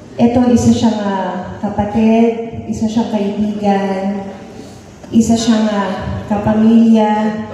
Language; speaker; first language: Filipino; native; Filipino